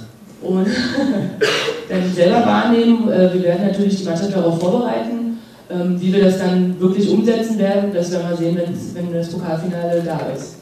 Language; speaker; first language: German; native; German